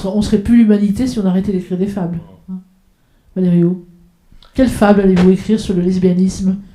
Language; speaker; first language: French; native; French